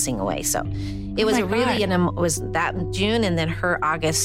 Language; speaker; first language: English; native; English